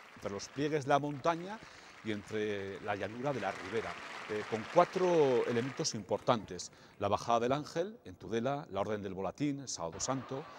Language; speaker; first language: Spanish; native; Spanish